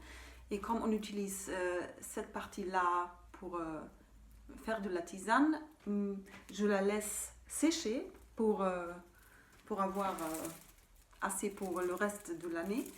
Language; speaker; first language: French; non-native, fluent; German